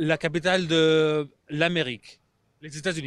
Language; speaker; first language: French; non-native, fluent; English